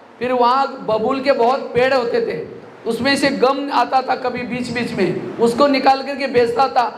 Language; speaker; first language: Hindi; non-native, local second language; Marathi